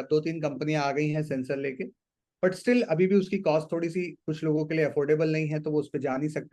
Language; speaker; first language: Hindi; native; Hindi